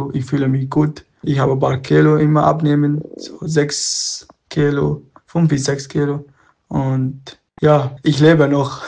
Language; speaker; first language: German; non-native, local second language; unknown